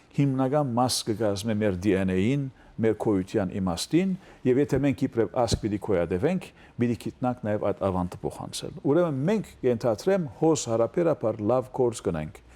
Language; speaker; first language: Armenian; early bilingual, heritage; Armenian